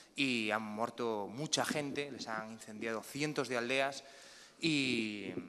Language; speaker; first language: Spanish; native; Spanish